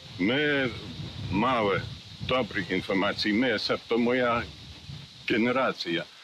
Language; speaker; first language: Ukrainian; early bilingual, heritage; Ukrainian